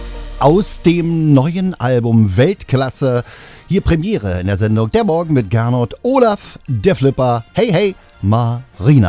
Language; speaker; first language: German; native; German